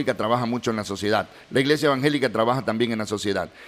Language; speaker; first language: Spanish; native; Spanish